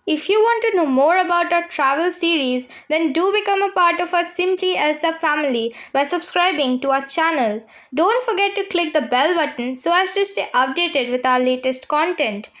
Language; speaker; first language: English; non-native, local second language; Bangla